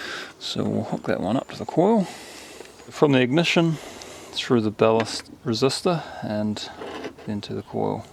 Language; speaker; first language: English; native; English